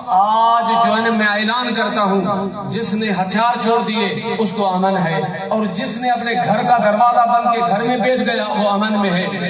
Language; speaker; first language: Urdu; non-native, local second language; Sindhi